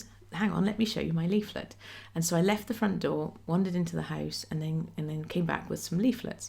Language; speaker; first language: English; native; English